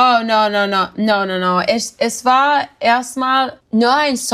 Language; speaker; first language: German; non-native, learner; English